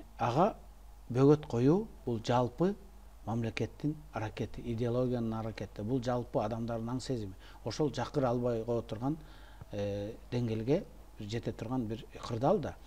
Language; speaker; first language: Kyrgyz; native; Kyrgyz